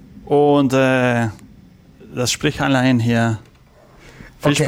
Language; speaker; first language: German; non-native, learner; Spanish